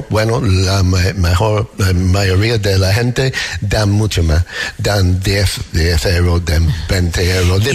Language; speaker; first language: Spanish; non-native, learner; English